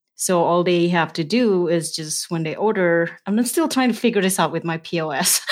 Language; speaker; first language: English; non-native, fluent; Indonesian